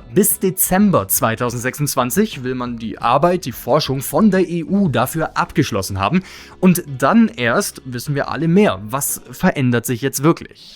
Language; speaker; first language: German; native; German